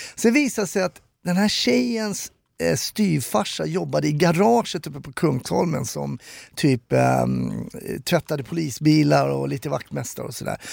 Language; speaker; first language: Swedish; native; Swedish